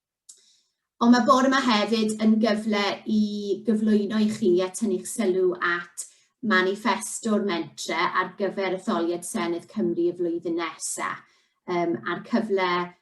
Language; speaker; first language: Welsh; native; Welsh